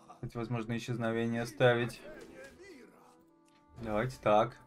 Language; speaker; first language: Russian; native; Russian